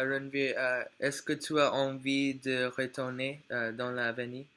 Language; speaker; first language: French; non-native, learner; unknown